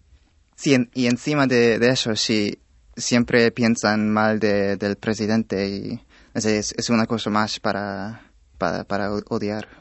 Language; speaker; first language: Spanish; non-native, fluent; English